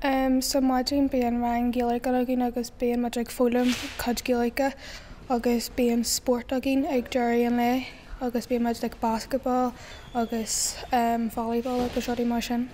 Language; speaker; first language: Irish; non-native, learner; English